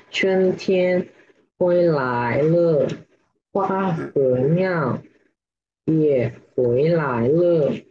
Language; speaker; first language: Chinese; non-native, learner; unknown